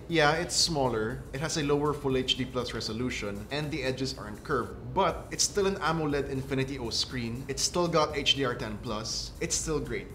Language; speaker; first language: English; non-native, local second language; Filipino